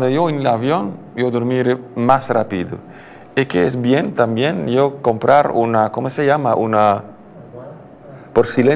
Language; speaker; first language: Spanish; non-native, learner; Dutch